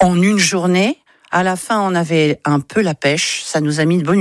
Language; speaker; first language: French; native; French